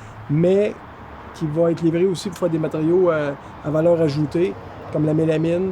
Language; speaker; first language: French; native; French